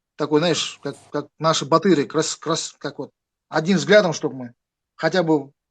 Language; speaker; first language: Russian; non-native, local second language; Kazakh